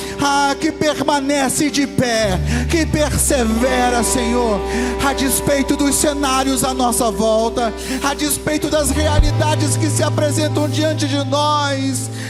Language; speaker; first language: Portuguese; native; Portuguese